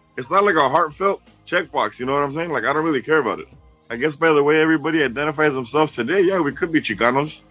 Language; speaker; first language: English; early bilingual, other home language; Spanish